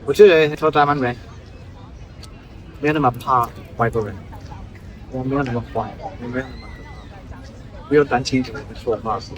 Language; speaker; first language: Chinese; non-native, learner; German